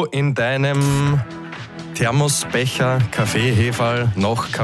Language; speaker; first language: German; native; German